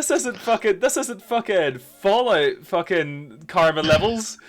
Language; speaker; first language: English; native; English